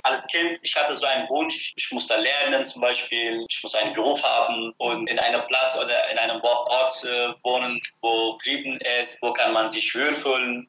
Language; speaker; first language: German; non-native, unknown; Persian